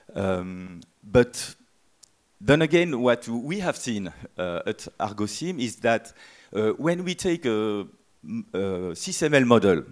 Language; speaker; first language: English; non-native, fluent; French